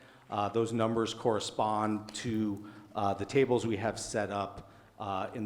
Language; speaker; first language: English; native; English